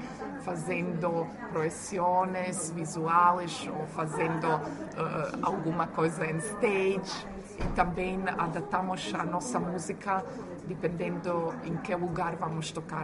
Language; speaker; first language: Portuguese; non-native, fluent; Croatian